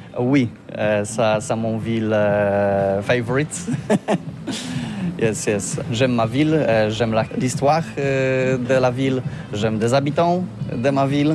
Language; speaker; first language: French; non-native, learner; Polish